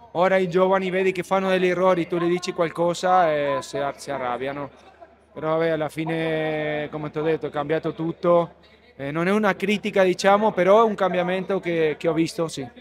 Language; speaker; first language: Italian; non-native, fluent; Spanish